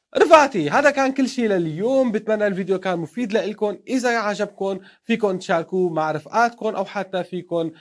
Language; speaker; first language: Arabic; native; Arabic